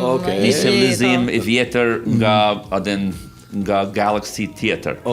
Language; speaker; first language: Albanian; non-native, fluent; English